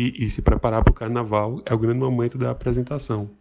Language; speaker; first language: Portuguese; native; Portuguese